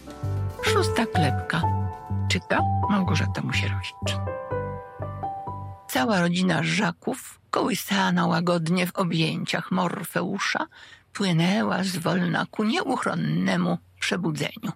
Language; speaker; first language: Polish; native; Polish